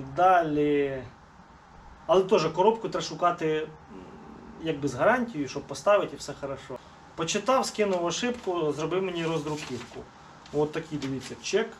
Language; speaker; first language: Ukrainian; non-native, local second language; Russian